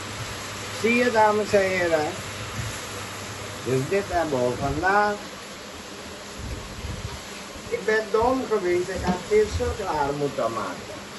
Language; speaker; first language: Dutch; non-native, local second language; Caribbean Hindustani